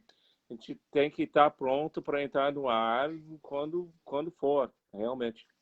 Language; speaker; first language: Portuguese; non-native, fluent; English